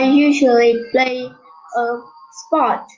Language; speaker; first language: English; non-native, learner; Vietnamese